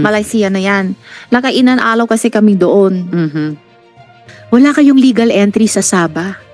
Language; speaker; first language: Filipino; non-native, learner; Chinese